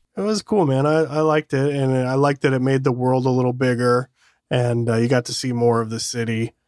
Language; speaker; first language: English; native; English